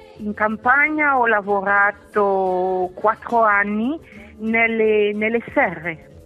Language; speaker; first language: Italian; early bilingual, heritage; French